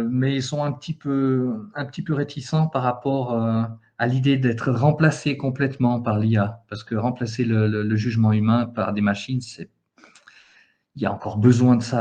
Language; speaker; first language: French; native; French